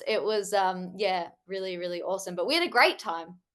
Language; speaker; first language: English; native; English